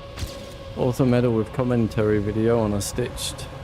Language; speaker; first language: English; native; English